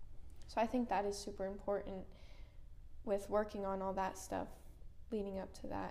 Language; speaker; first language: English; native; English